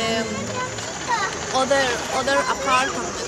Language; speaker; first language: English; non-native, learner; Spanish